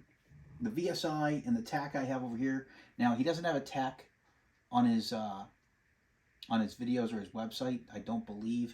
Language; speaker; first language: English; native; English